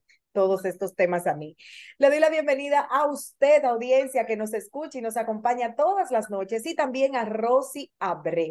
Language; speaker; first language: Spanish; native; Spanish